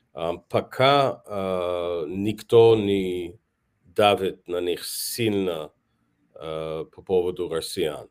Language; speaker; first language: Russian; non-native, fluent; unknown